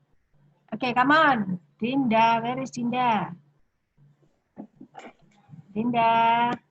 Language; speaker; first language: English; non-native, learner; Indonesian